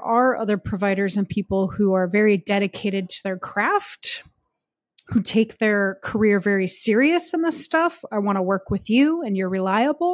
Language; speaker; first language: English; native; English